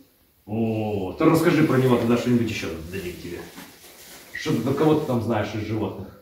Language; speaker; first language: Russian; native; Russian